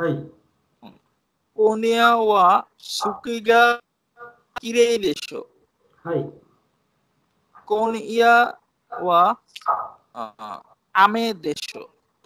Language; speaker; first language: Japanese; non-native, fluent; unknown